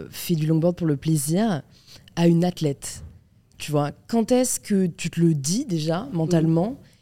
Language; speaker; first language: French; native; French